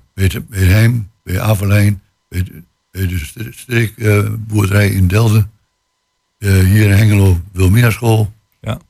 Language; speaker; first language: Dutch; native; Dutch